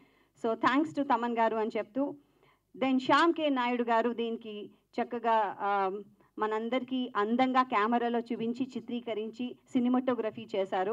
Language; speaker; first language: Telugu; native; Telugu